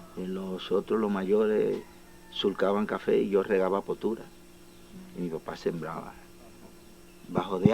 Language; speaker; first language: Spanish; non-native, local second language; Haitian Creole